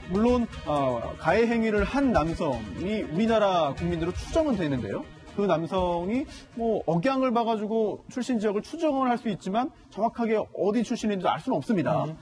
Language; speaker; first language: Korean; native; Korean